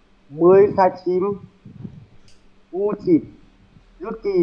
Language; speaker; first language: Russian; non-native, learner; Vietnamese